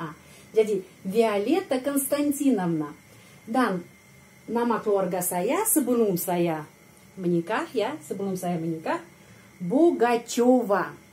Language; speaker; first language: Indonesian; non-native, fluent; Russian